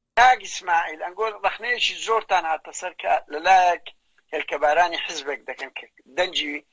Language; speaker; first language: Central Kurdish; native; Central Kurdish